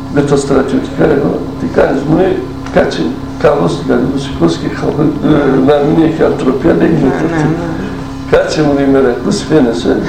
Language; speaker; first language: Greek; non-native, local second language; Turkish